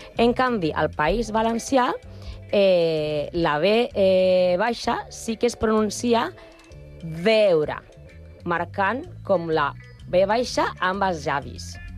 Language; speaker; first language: Catalan; non-native, learner; Spanish